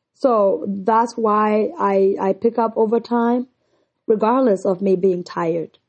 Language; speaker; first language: English; non-native, fluent; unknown